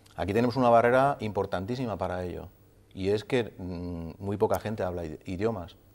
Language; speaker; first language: Spanish; native; Spanish